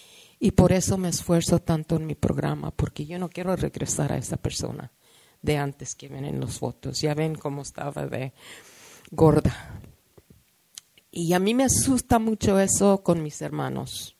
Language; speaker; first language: Spanish; early bilingual, heritage; Spanish